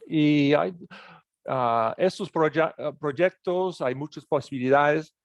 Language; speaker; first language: Spanish; non-native, fluent; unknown